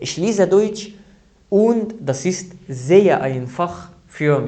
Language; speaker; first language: German; non-native, learner; Arabic